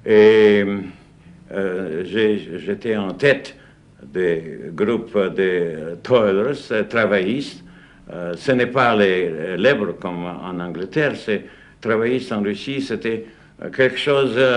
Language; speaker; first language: French; non-native, fluent; Russian